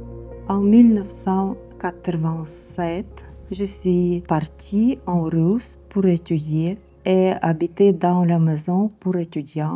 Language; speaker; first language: French; non-native, learner; Ukrainian